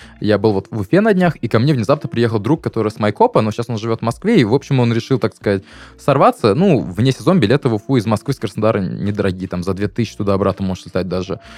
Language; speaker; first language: Russian; native; Russian